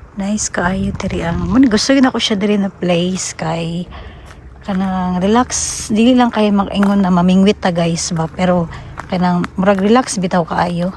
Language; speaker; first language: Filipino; non-native, local second language; Cebuano